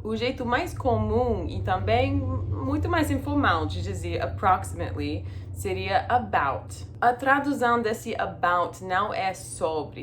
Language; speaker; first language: Portuguese; non-native, fluent; English